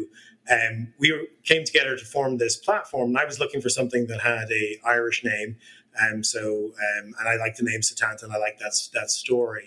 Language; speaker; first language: English; native; English